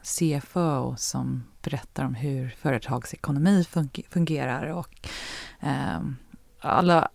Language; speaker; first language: Swedish; early bilingual, heritage; Swedish